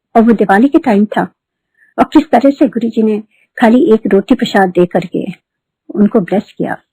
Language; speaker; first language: Hindi; native; Hindi